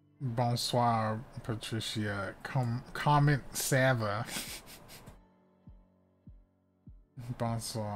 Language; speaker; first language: French; non-native, learner; English